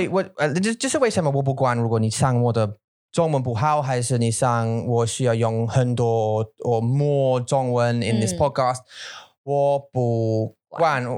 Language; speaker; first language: Chinese; non-native, learner; English